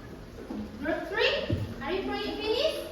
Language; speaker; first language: English; non-native, learner; Indonesian